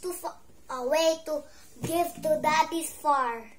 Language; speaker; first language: English; early bilingual, heritage; English